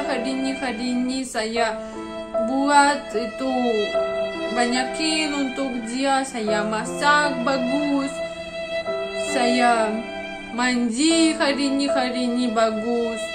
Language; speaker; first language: Indonesian; non-native, learner; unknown